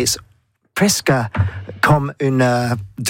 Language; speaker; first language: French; non-native, learner; English